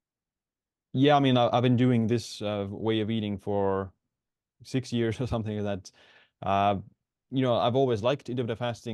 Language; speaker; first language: English; non-native, fluent; Estonian